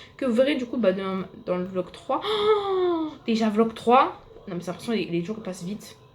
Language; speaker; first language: French; native; French